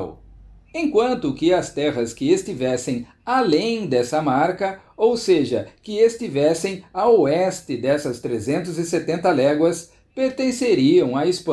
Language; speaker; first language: Portuguese; native; Portuguese